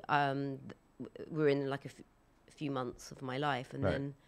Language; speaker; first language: English; native; English